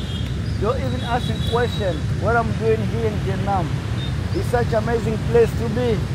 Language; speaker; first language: English; non-native, fluent; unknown